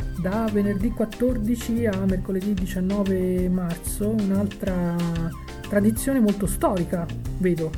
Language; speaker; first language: Italian; native; Italian